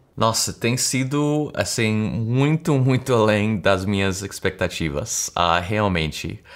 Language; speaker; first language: Portuguese; early bilingual, heritage; English